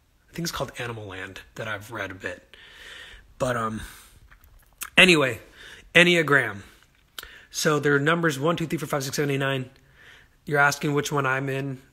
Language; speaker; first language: English; early bilingual, other home language; Spanish